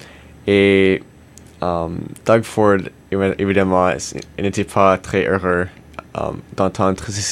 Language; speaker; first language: French; non-native, learner; English